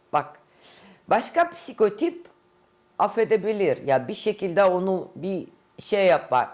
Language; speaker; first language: Turkish; non-native, fluent; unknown